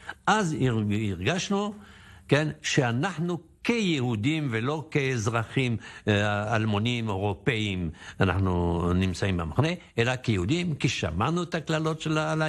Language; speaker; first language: Hebrew; non-native, fluent; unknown